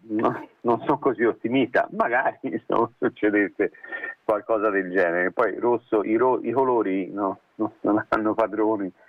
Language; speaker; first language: Italian; native; Italian